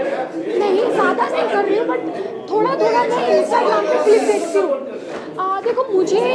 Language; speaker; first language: Hindi; native; Hindi